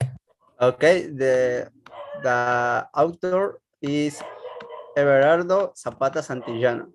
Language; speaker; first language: English; non-native, learner; Spanish